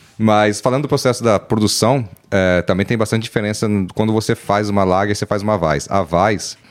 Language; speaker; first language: Portuguese; native; Portuguese